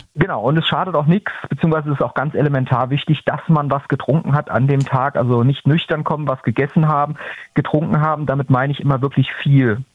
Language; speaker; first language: German; native; German